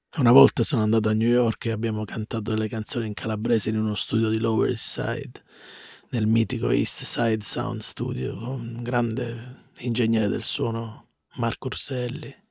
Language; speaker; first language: Italian; native; Italian